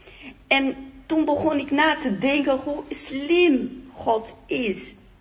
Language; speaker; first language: Dutch; non-native, fluent; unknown